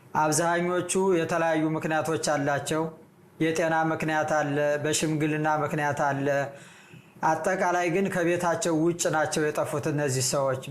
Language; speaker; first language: Amharic; native; Amharic